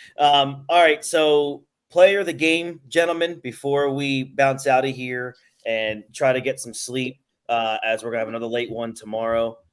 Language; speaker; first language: English; native; English